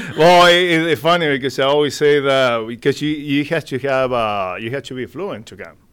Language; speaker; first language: English; non-native, fluent; Spanish